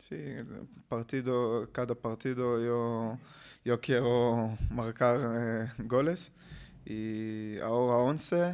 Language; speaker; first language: Spanish; non-native, learner; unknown